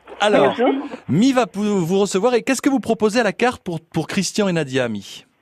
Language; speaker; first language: French; native; French